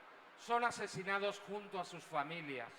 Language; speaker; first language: Spanish; native; Spanish